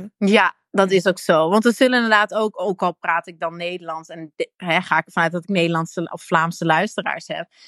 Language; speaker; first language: Dutch; native; Dutch